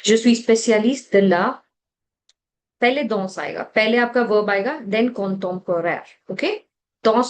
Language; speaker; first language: French; non-native, fluent; Hindi